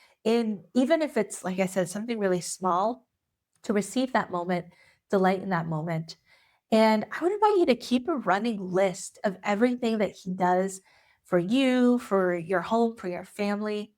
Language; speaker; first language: English; native; English